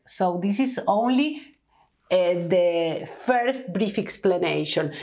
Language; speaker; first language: English; non-native, fluent; Spanish